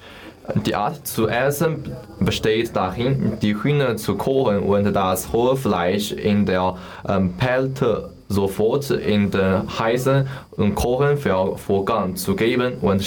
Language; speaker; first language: German; non-native, learner; Chinese